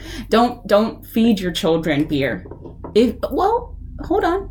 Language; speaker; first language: English; early bilingual, other home language; Spanish